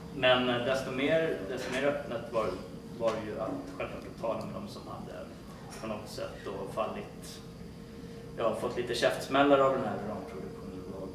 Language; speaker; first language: Swedish; native; Swedish